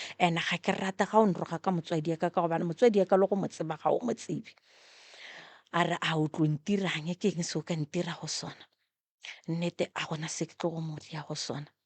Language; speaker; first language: Northern Sotho; non-native, local second language; Tsonga